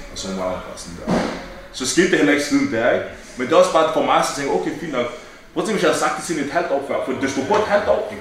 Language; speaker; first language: Danish; early bilingual, other home language; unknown